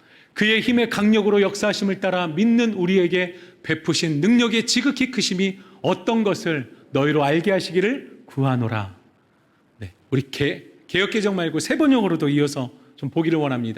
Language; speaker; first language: Korean; native; Korean